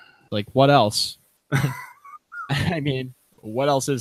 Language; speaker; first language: English; native; English